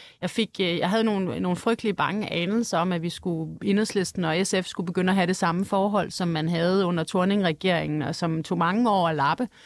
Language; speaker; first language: Danish; native; Danish